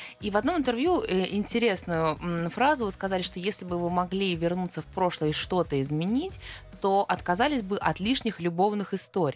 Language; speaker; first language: Russian; native; Russian